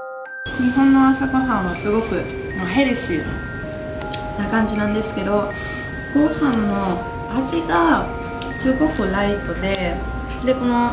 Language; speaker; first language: Japanese; non-native, fluent; Italian